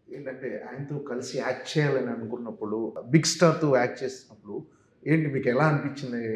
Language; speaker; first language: Telugu; native; Telugu